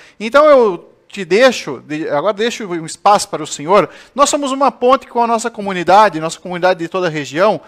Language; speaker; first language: Portuguese; native; Portuguese